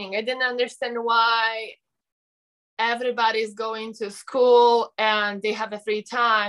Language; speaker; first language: English; non-native, learner; Polish